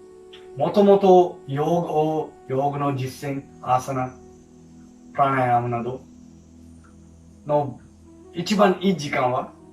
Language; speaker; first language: Japanese; non-native, fluent; Hindi